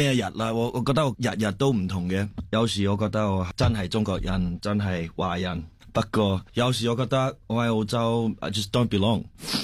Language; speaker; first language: Cantonese; non-native, fluent; Chinese